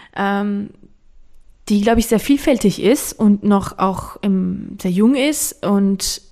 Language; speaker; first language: German; non-native, fluent; Georgian